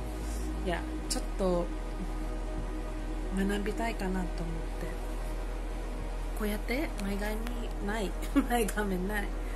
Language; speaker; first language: Japanese; non-native, learner; Filipino